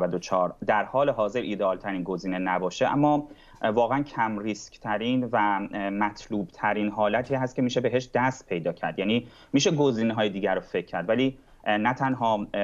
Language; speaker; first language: Persian; native; Persian